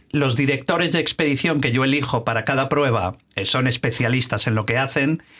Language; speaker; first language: Spanish; native; Spanish